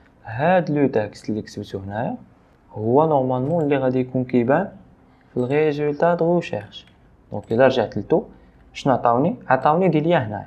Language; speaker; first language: Arabic; native; Arabic